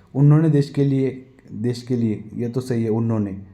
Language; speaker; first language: Hindi; non-native, local second language; Marathi